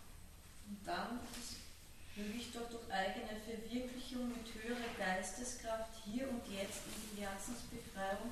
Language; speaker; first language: German; native; German